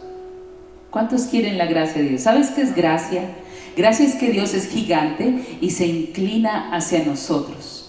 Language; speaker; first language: Spanish; native; Spanish